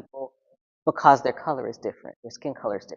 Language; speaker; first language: English; native; English